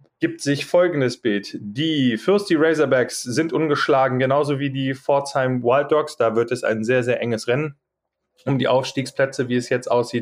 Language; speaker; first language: German; native; German